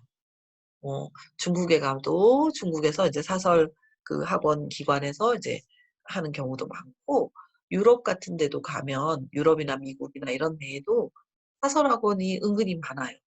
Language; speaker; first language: Korean; native; Korean